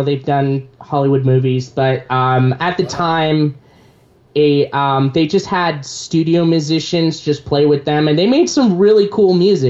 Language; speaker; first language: English; native; English